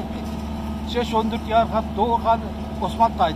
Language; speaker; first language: Dutch; non-native, learner; Turkish